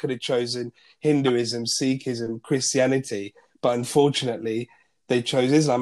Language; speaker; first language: English; non-native, local second language; Gujarati